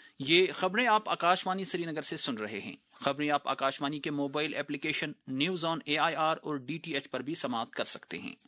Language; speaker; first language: Urdu; non-native, local second language; Kashmiri